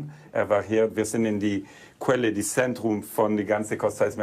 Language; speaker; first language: German; non-native, fluent; Italian